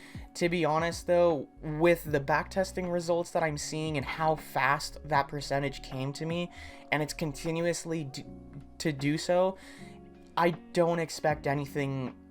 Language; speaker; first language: English; native; English